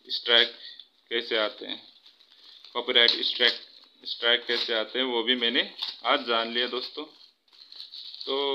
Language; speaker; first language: Hindi; non-native, local second language; Nepali